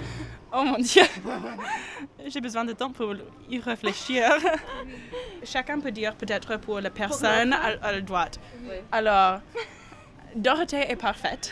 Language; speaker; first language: French; non-native, learner; English